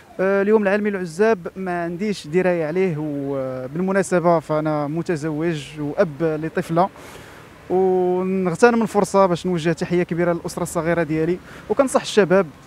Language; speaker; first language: Arabic; native; Arabic